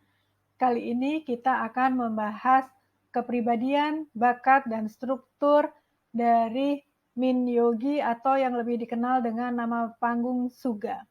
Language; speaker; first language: Indonesian; native; Indonesian